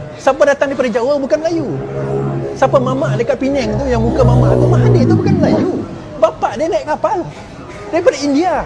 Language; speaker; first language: Malay; non-native, local second language; Chinese